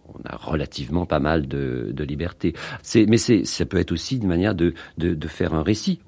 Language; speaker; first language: French; native; French